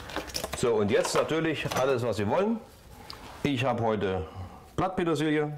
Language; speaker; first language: German; native; German